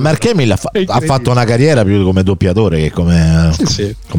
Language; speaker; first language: Italian; native; Italian